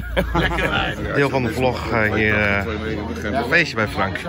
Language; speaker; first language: Dutch; native; Dutch